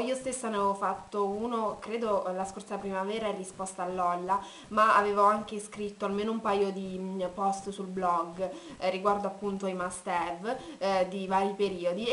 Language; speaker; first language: Italian; native; Italian